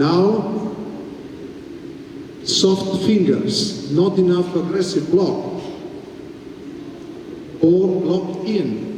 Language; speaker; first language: English; non-native, fluent; Italian